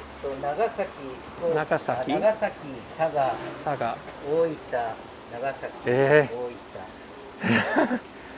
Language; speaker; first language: Japanese; native; Japanese